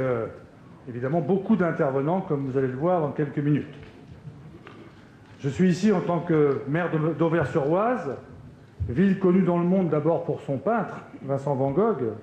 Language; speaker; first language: French; native; French